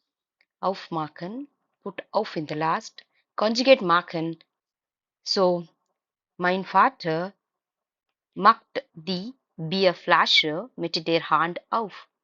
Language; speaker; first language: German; non-native, fluent; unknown